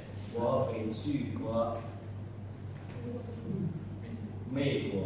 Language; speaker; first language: Chinese; non-native, learner; Indonesian